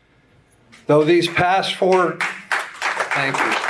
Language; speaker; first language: English; native; English